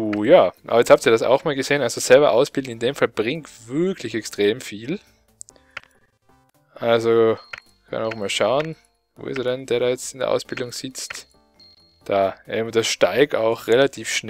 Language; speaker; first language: German; native; German